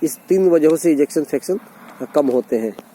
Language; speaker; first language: Hindi; native; Hindi